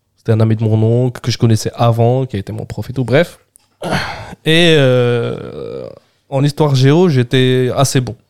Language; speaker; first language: French; non-native, local second language; Arabic